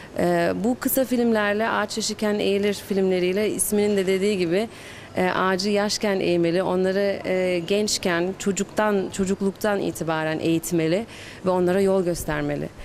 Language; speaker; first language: Turkish; early bilingual, heritage; Turkish